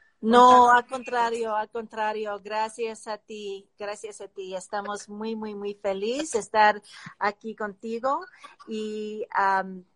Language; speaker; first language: Spanish; non-native, learner; English